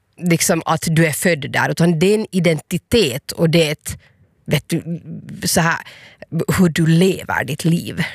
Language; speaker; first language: Swedish; native; Swedish